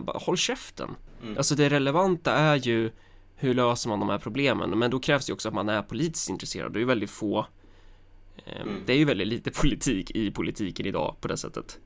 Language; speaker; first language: Swedish; native; Swedish